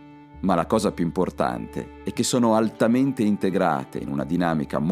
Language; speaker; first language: Italian; native; Italian